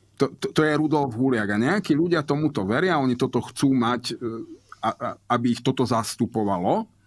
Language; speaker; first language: Slovak; non-native, local second language; Hungarian